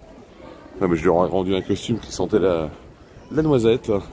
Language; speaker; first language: French; native; French